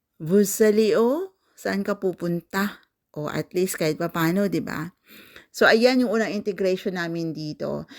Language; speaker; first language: Filipino; non-native, local second language; Cebuano